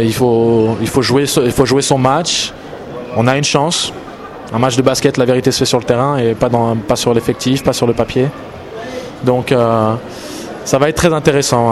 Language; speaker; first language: French; native; French